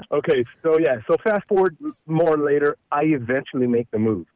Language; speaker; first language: English; early bilingual, other home language; Filipino